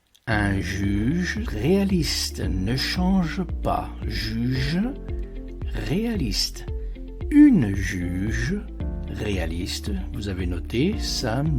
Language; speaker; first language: French; non-native, fluent; Italian